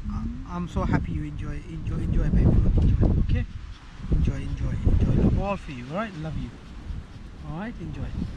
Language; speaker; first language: English; native; English